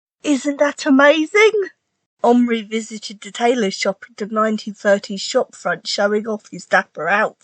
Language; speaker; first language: English; native; English